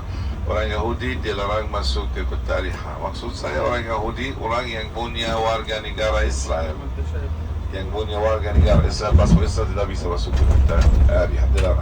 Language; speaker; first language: Indonesian; non-native, fluent; Arabic